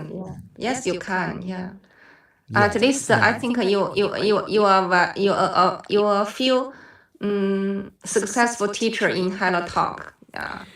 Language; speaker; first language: English; non-native, learner; Chinese